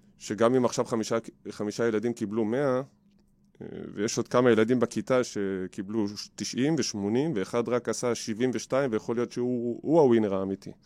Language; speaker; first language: Hebrew; native; Hebrew